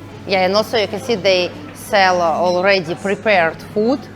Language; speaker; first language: English; non-native, learner; Russian